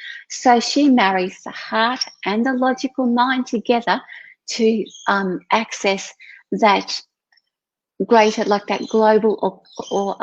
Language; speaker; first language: English; native; English